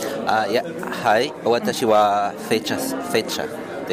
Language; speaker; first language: Japanese; non-native, learner; Malagasy